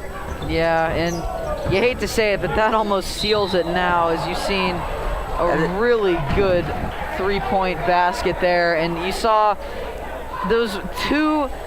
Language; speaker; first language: English; native; English